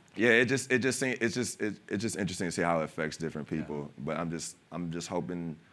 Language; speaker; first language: English; native; English